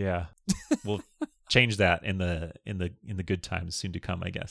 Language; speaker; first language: English; native; English